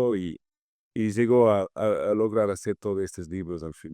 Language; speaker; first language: Spanish; non-native, fluent; English